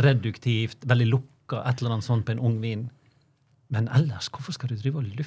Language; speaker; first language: Norwegian; native; Norwegian